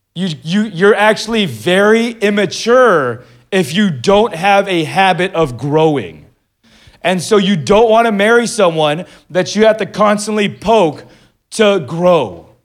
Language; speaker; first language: English; early bilingual, other home language; Filipino